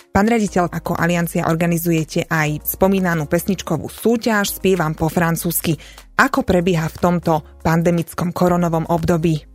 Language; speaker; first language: Slovak; native; Slovak